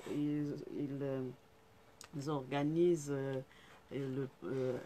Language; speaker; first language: French; non-native, fluent; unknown